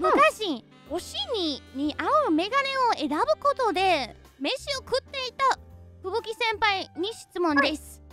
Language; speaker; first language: Japanese; non-native, fluent; German